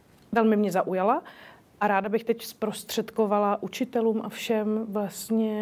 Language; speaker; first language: Czech; native; Czech